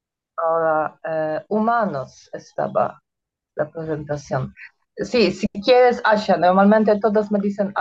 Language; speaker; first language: Spanish; non-native, learner; Polish